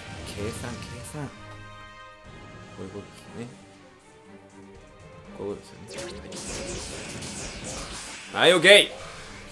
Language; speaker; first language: Japanese; native; Japanese